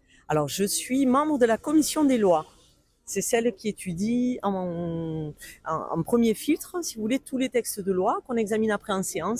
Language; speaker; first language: French; native; French